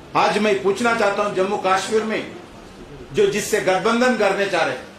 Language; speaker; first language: Hindi; non-native, local second language; Telugu